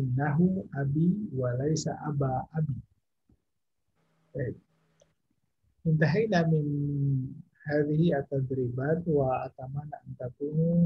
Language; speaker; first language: Arabic; non-native, fluent; Indonesian